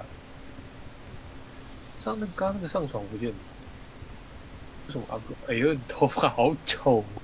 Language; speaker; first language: Chinese; native; Chinese